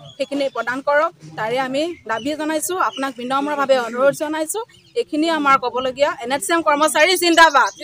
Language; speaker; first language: Assamese; native; Assamese